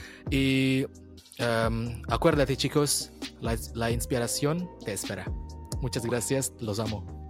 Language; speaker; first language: Spanish; non-native, fluent; Indonesian